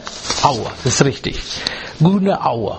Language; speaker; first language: German; non-native, learner; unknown